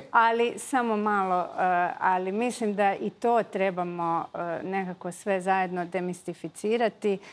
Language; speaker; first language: Croatian; native; Croatian